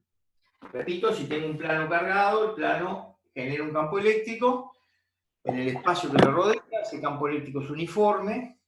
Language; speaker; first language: Spanish; native; Spanish